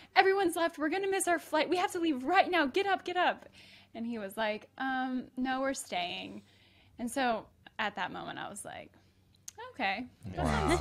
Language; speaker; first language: English; native; English